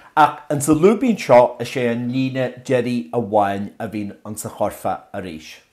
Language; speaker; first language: Irish; native; Irish